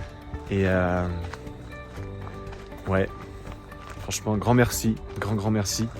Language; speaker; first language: French; native; French